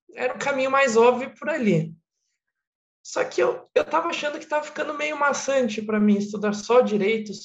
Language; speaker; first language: Portuguese; native; Portuguese